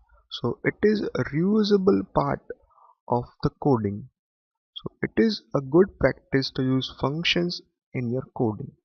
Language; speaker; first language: English; non-native, local second language; Gujarati